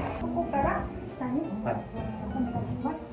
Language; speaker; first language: Japanese; non-native, learner; Korean